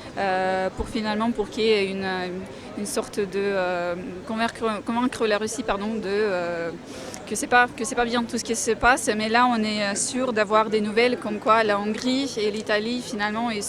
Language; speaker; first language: French; non-native, fluent; Russian